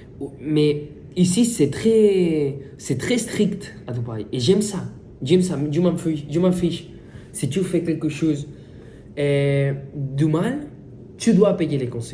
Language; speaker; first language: French; non-native, fluent; Spanish